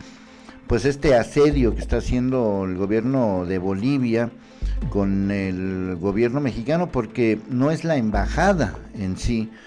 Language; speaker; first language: Spanish; native; Spanish